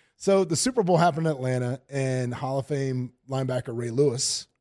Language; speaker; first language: English; native; English